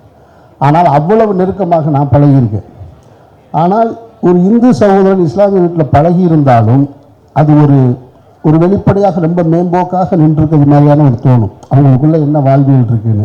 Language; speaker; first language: Tamil; native; Tamil